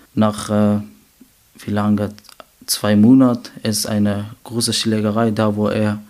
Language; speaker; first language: German; non-native, learner; Persian